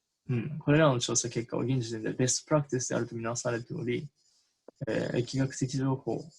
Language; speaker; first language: Japanese; native; Japanese